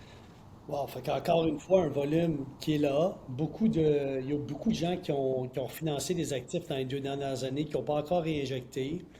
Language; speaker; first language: French; native; French